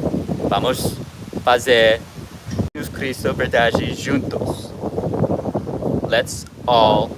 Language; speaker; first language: Portuguese; non-native, learner; English